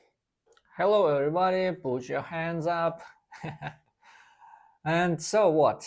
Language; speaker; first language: English; non-native, learner; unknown